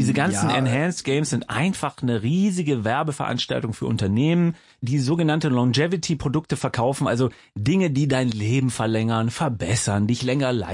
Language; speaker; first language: German; native; German